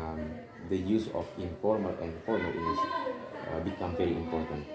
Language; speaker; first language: English; non-native, learner; Indonesian